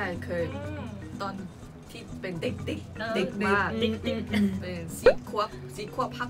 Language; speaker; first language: Thai; non-native, learner; Korean